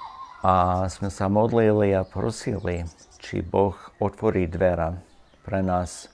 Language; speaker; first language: Slovak; non-native, fluent; English